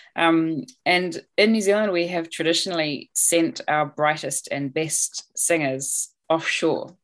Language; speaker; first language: English; native; English